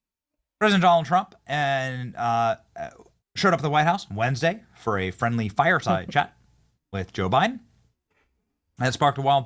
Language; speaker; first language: English; native; English